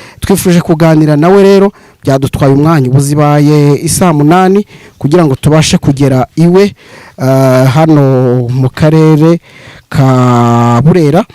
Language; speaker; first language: Kinyarwanda; native; Kinyarwanda